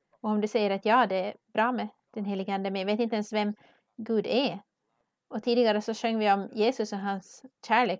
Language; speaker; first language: Swedish; non-native, learner; English